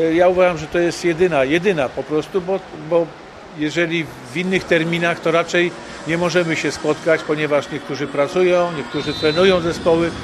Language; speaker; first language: Polish; native; Polish